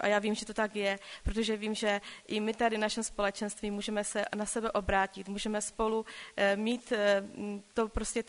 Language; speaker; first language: Czech; non-native, local second language; Polish